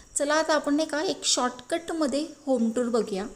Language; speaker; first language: Marathi; native; Marathi